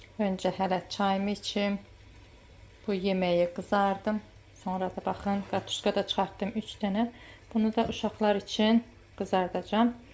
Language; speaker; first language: Azerbaijani; early bilingual, heritage; Azerbaijani